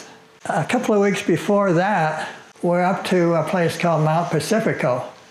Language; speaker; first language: English; native; English